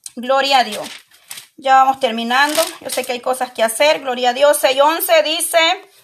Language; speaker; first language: Spanish; native; Spanish